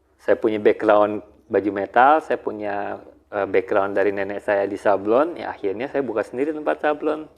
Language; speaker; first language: Indonesian; early bilingual, heritage; Indonesian